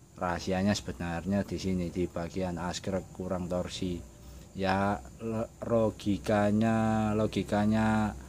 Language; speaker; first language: Indonesian; non-native, local second language; Javanese